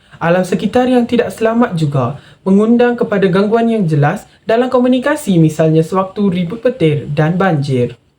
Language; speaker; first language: Malay; non-native, local second language; Tamil